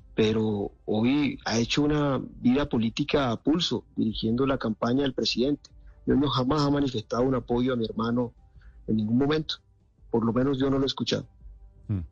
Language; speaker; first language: Spanish; native; Spanish